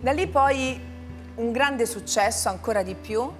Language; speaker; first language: Italian; native; Italian